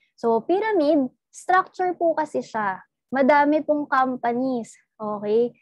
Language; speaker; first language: Filipino; non-native, local second language; Cebuano